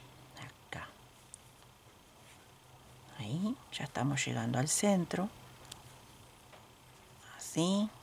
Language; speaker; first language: Spanish; native; Spanish